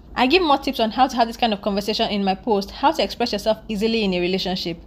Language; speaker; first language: English; non-native, local second language; Yoruba